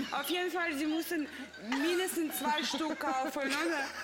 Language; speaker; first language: German; non-native, learner; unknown